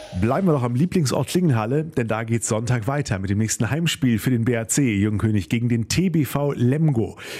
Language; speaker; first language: German; native; German